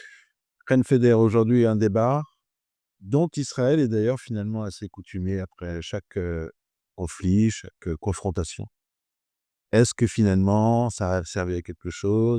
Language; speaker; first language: French; native; French